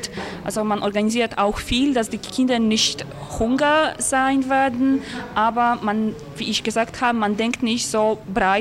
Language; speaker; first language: German; non-native, fluent; Polish